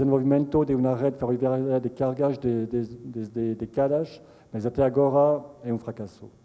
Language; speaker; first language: Portuguese; non-native, fluent; French